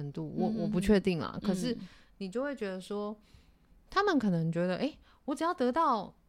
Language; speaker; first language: Chinese; native; Chinese